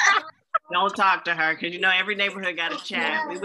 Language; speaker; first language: English; native; English